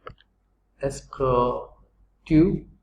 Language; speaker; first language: French; non-native, fluent; Hindi